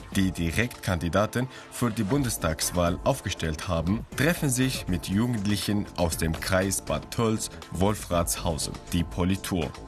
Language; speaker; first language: German; non-native, fluent; Arabic